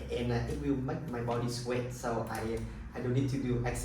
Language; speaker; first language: English; non-native, learner; Vietnamese